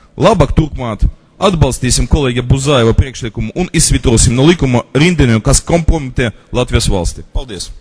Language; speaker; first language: Latvian; non-native, local second language; Russian